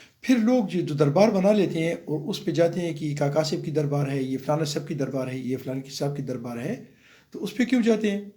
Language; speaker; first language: Urdu; non-native, local second language; Pashto